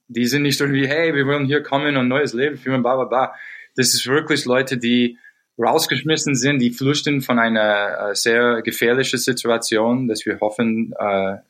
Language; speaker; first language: German; non-native, fluent; English